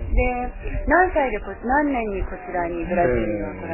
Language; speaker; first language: Japanese; native; Japanese